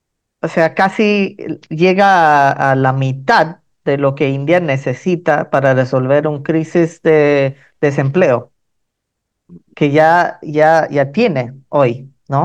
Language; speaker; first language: Spanish; non-native, fluent; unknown